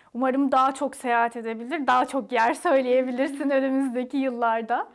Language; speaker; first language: Turkish; native; Turkish